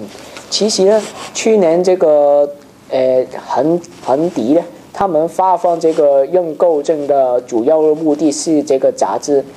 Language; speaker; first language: Chinese; non-native, local second language; Cantonese